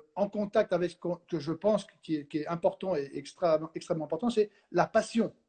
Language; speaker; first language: French; non-native, fluent; Spanish